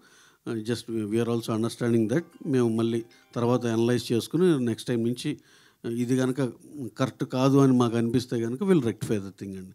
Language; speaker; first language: Telugu; native; Telugu